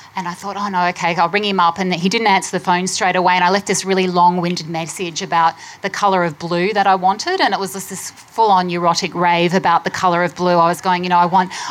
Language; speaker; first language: English; native; English